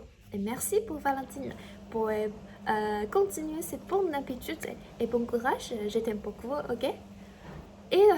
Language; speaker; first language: French; non-native, learner; Chinese